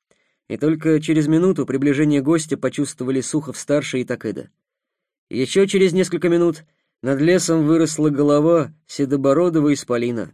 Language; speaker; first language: Russian; native; Russian